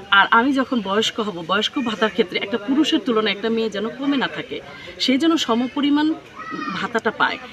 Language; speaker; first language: Bangla; native; Bangla